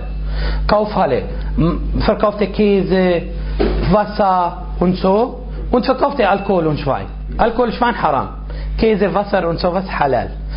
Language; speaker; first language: German; non-native, fluent; Arabic